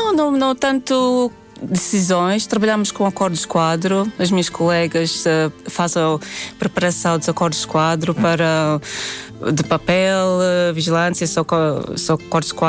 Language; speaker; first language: Portuguese; non-native, fluent; Latvian